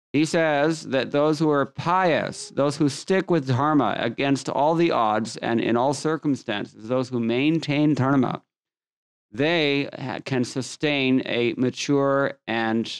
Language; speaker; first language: English; native; English